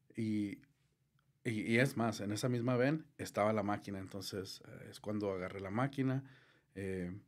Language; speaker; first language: Spanish; early bilingual, heritage; Spanish